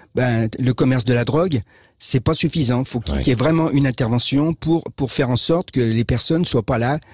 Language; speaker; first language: French; native; French